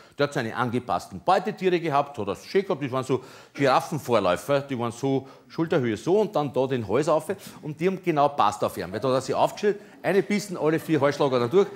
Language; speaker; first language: German; non-native, local second language; Croatian